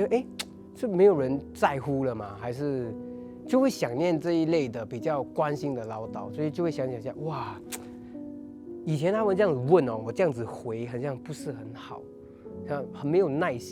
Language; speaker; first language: Chinese; non-native, local second language; English